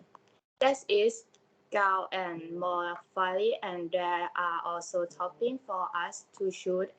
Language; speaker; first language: English; non-native, learner; Thai